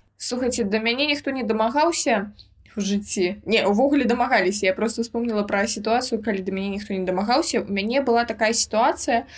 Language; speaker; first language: Belarusian; non-native, local second language; Russian